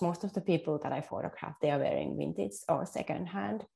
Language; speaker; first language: English; non-native, fluent; Finnish